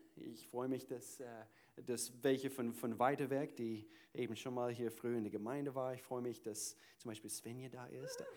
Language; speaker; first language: German; non-native, fluent; English